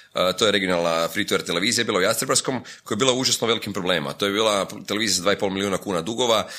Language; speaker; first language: Croatian; native; Croatian